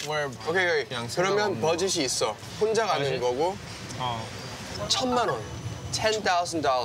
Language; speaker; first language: Korean; early bilingual, heritage; English